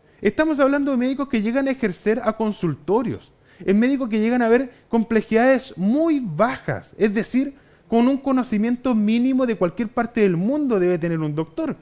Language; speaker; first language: Spanish; native; Spanish